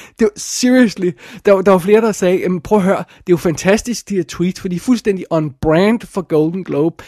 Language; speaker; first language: Danish; native; Danish